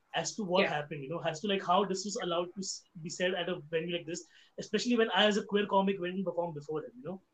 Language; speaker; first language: English; non-native, local second language; Hindi